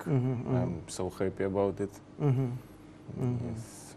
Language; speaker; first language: English; non-native, learner; Russian